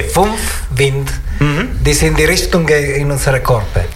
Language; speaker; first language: German; non-native, learner; Italian